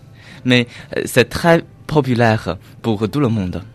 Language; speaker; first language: French; non-native, learner; Chinese